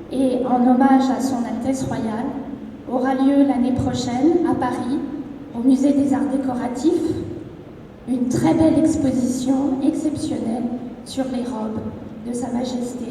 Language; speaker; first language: French; native; French